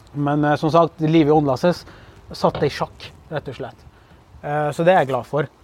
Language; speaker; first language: Norwegian; early bilingual, other home language; Kurdish